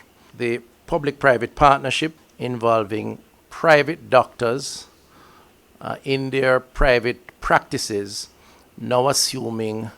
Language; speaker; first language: English; native; English